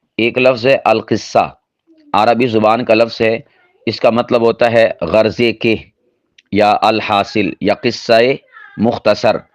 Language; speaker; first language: Urdu; non-native, local second language; Punjabi